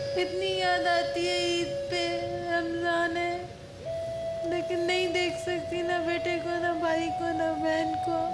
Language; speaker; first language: Urdu; native; Urdu